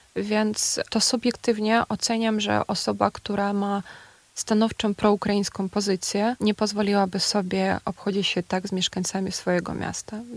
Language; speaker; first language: Polish; non-native, fluent; Ukrainian